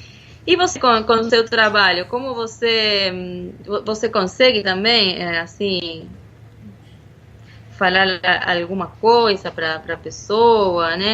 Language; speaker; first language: Portuguese; non-native, fluent; Spanish